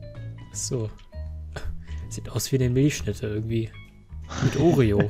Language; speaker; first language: German; native; German